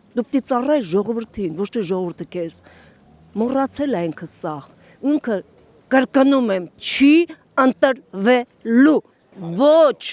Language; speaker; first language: Armenian; native; Armenian